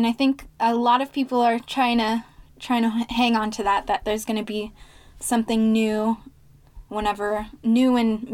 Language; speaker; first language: English; early bilingual, other home language; Spanish